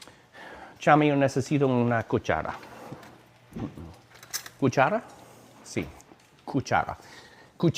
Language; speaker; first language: Spanish; non-native, learner; English